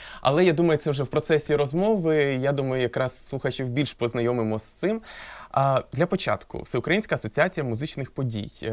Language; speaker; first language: Ukrainian; native; Ukrainian